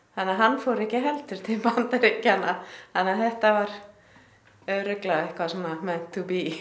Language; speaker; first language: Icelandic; native; Icelandic